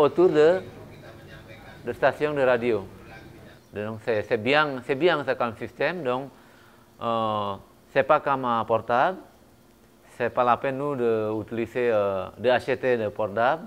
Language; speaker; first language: French; non-native, fluent; Indonesian